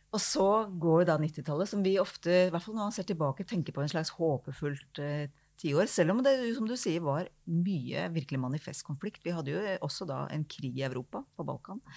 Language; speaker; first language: Norwegian; native; Norwegian